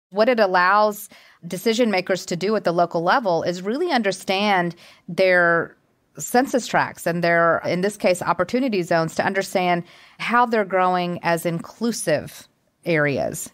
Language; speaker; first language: English; native; English